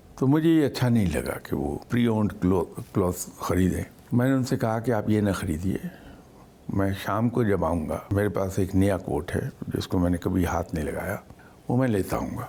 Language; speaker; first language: Urdu; native; Urdu